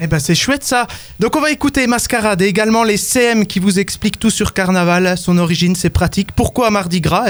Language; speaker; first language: French; native; French